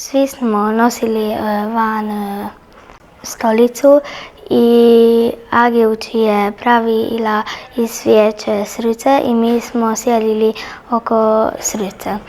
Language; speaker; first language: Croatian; non-native, local second language; Hungarian